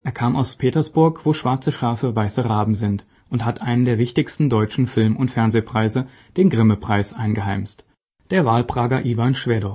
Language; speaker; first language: German; native; German